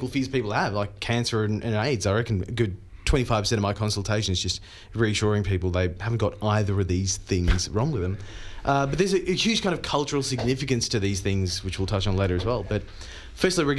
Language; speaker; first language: English; non-native, local second language; Hindi